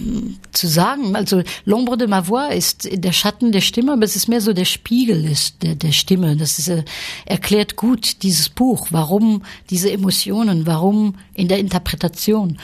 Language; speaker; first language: German; early bilingual, heritage; French